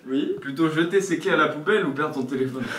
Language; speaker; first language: French; native; French